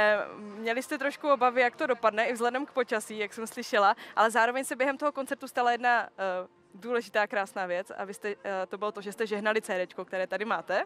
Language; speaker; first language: Czech; native; Czech